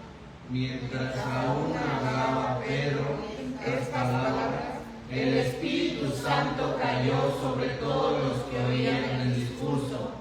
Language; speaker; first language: Spanish; native; Spanish